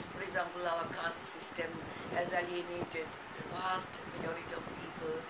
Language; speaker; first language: English; non-native, local second language; Bangla